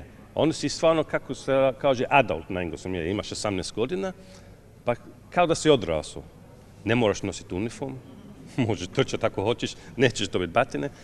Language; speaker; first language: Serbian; non-native, fluent; English